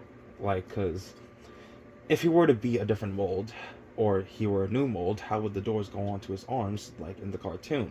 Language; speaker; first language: English; native; English